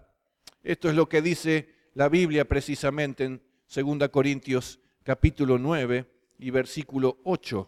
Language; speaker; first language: Spanish; native; Spanish